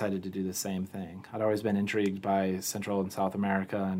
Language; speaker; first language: English; native; English